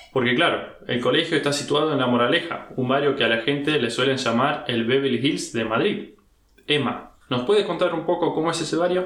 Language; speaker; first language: Spanish; early bilingual, heritage; Spanish